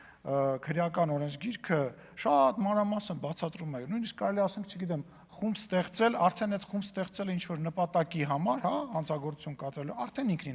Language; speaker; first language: Armenian; native; Armenian